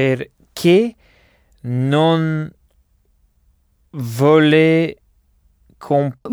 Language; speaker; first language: Italian; non-native, learner; French